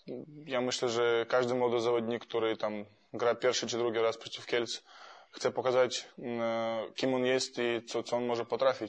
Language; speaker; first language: Polish; non-native, fluent; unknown